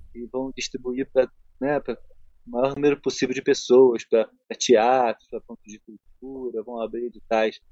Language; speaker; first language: Portuguese; native; Portuguese